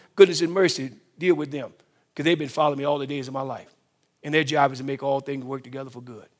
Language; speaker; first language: English; native; English